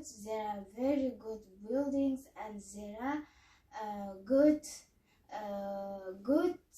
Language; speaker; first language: English; non-native, learner; Kazakh